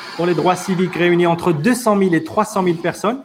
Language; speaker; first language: French; non-native, local second language; Arabic